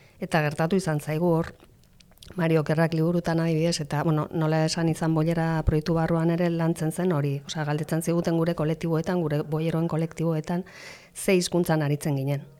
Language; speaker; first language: Basque; non-native, local second language; Spanish